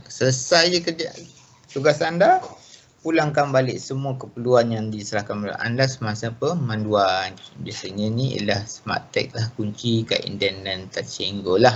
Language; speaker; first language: Malay; native; Malay